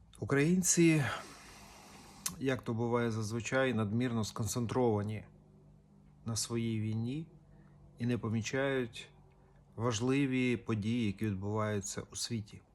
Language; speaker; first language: Ukrainian; native; Ukrainian